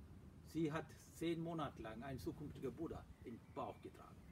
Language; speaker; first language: German; non-native, fluent; Sinhala